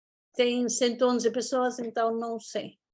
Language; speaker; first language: Portuguese; non-native, fluent; Spanish